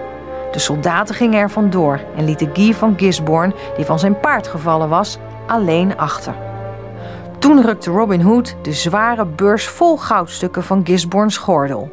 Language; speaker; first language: Dutch; native; Dutch